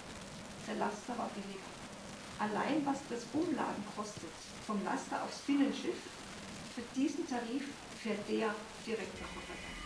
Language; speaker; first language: German; native; German